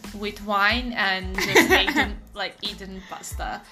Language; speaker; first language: English; non-native, fluent; Serbian